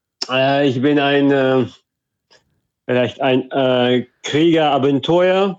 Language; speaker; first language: German; non-native, fluent; Russian